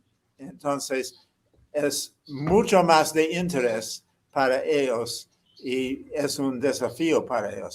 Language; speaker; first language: Spanish; non-native, fluent; English